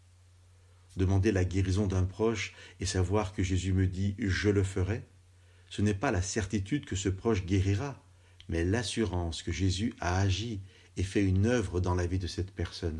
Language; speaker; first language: French; native; French